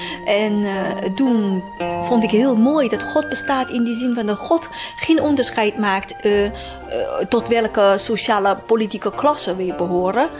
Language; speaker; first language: Dutch; non-native, fluent; Chinese